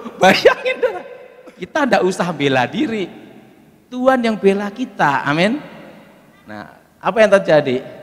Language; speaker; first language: Indonesian; native; Indonesian